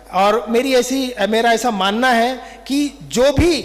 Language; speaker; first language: Hindi; non-native, local second language; Marathi